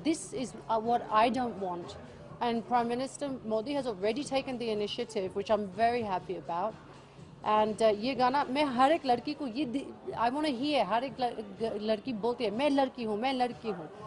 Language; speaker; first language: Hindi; early bilingual, heritage; English